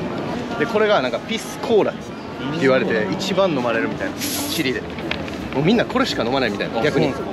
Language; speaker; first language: Japanese; native; Japanese